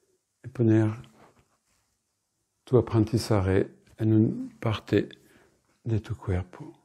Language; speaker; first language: Spanish; non-native, fluent; French